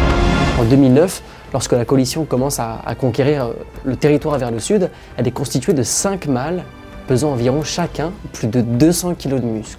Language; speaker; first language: French; native; French